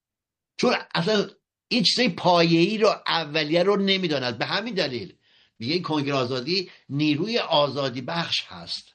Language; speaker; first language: Persian; native; Persian